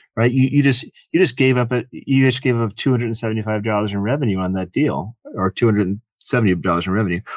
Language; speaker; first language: English; native; English